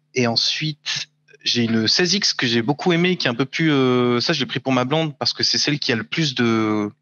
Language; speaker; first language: French; native; French